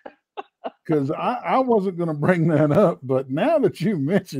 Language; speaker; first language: English; native; English